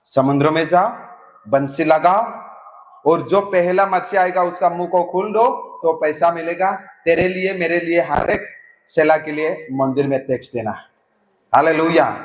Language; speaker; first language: Hindi; non-native, local second language; Assamese